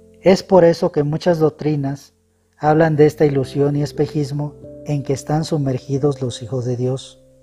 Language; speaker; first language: Spanish; native; Spanish